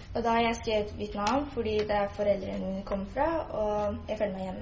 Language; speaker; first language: Norwegian; early bilingual, other home language; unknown